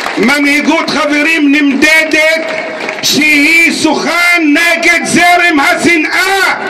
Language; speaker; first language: Hebrew; non-native, local second language; Arabic